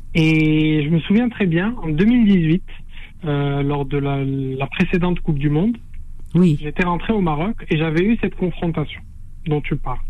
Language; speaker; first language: French; non-native, local second language; Arabic